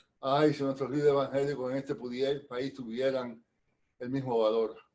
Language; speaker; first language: Spanish; native; Spanish